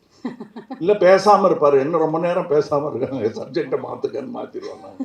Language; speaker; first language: Tamil; native; Tamil